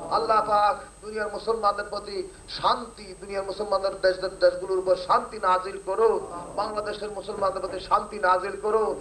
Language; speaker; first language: Bangla; non-native, fluent; Urdu